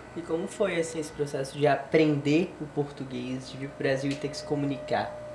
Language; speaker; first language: Portuguese; native; Portuguese